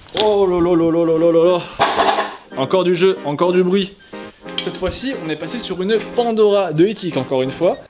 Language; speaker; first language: French; native; French